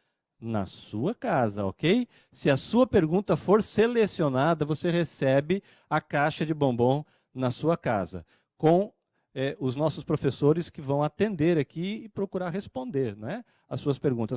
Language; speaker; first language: Portuguese; native; Portuguese